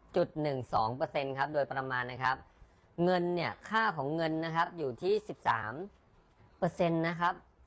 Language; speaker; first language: Thai; native; Thai